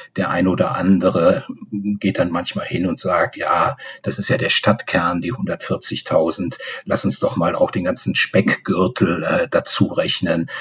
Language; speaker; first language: German; native; German